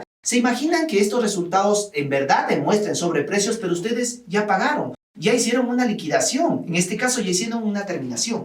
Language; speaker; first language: Spanish; native; Spanish